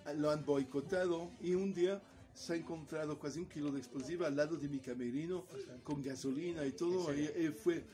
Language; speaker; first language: Spanish; non-native, fluent; Italian